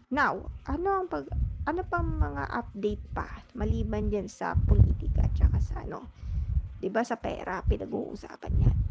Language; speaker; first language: Filipino; native; Filipino